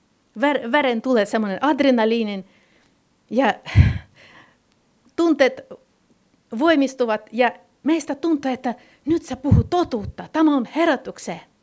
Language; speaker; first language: Finnish; non-native, fluent; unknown